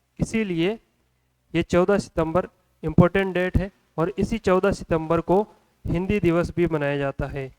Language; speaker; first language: Hindi; native; Hindi